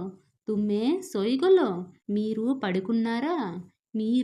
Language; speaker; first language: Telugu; non-native, fluent; Odia